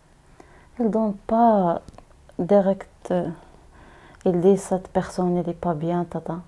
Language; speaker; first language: French; non-native, learner; Arabic